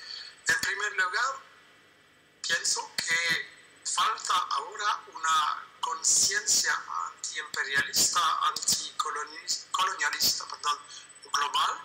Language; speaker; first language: Spanish; non-native, fluent; French